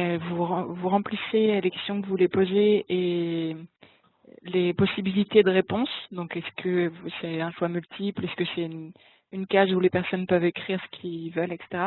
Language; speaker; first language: French; native; French